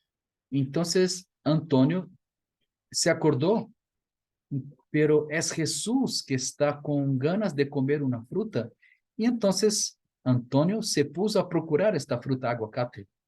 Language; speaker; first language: Spanish; non-native, fluent; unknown